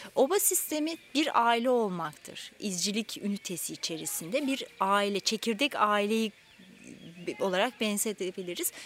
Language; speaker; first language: Turkish; native; Turkish